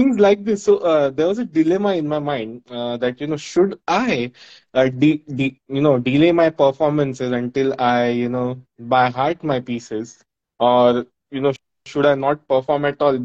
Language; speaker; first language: English; non-native, local second language; Marathi